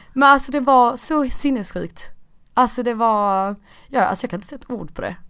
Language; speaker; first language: Swedish; early bilingual, other home language; Portuguese